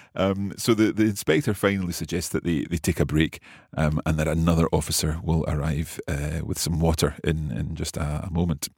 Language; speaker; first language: English; native; English